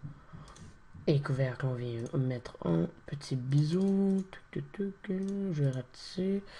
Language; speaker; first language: French; native; French